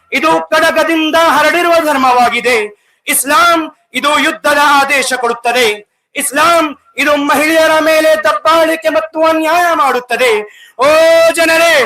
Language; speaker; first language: Kannada; non-native, local second language; Urdu